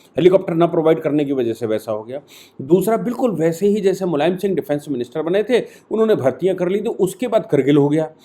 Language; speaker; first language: Hindi; native; Hindi